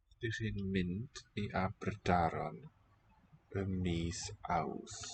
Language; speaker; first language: Welsh; non-native, learner; English